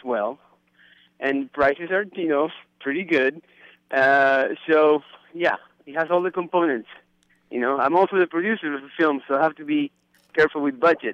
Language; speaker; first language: English; non-native, fluent; Spanish